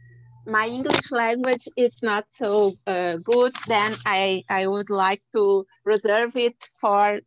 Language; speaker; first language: English; non-native, learner; Portuguese